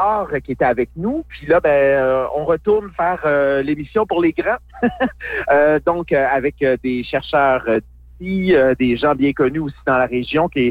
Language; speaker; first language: French; native; French